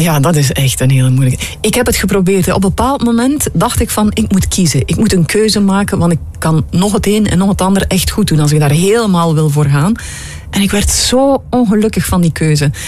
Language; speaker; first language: Dutch; native; Dutch